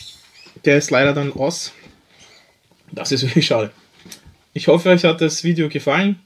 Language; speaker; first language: German; native; German